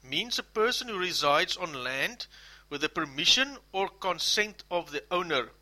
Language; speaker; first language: English; non-native, local second language; Afrikaans